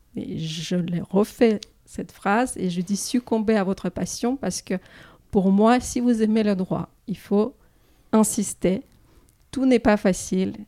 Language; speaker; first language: French; non-native, fluent; Russian